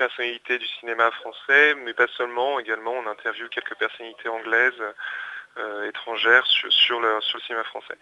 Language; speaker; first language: French; native; French